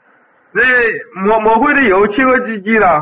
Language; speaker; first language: Chinese; native; Chinese